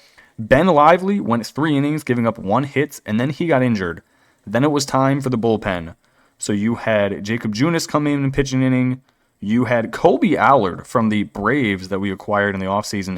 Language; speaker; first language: English; native; English